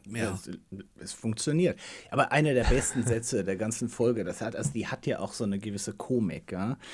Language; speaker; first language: German; native; German